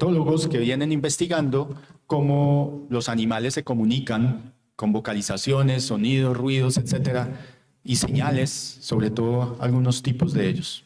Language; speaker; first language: Spanish; native; Spanish